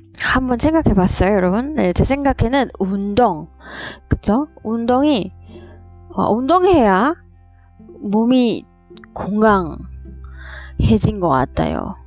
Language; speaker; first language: Korean; non-native, learner; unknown